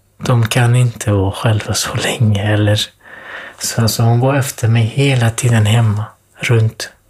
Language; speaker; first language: Swedish; non-native, fluent; Kurdish